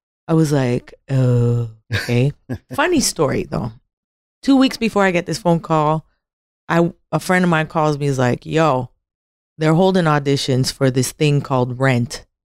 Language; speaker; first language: English; native; English